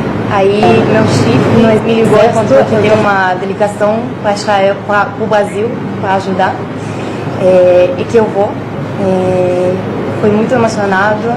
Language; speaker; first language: Portuguese; early bilingual, heritage; Hebrew